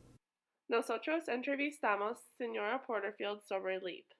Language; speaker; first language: Spanish; non-native, learner; English